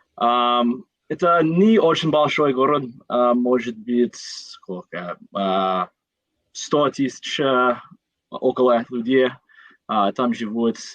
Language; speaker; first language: Russian; non-native, learner; English